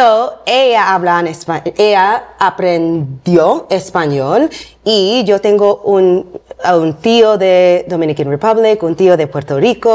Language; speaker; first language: Spanish; non-native, learner; English